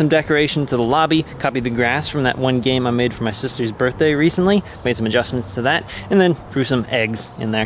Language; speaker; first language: English; native; English